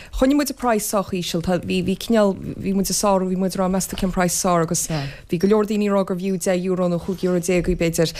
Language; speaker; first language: Irish; native; Irish